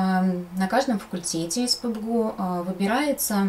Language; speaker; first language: Russian; native; Russian